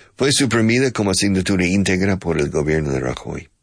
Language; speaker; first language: Spanish; non-native, fluent; English